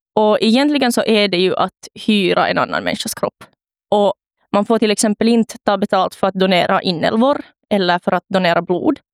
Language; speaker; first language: Swedish; native; Swedish